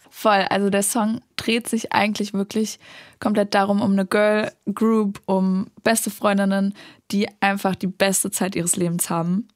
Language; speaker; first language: German; native; German